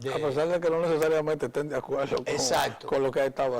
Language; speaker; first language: Spanish; native; Spanish